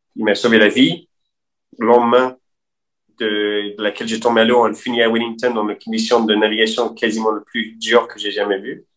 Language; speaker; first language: French; non-native, fluent; English